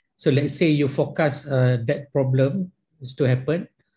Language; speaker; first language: English; non-native, local second language; Malay